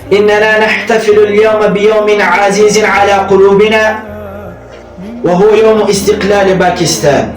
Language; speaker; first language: Arabic; non-native, learner; Urdu